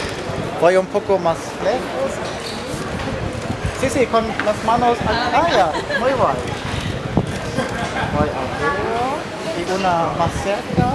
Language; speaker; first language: Spanish; non-native, learner; German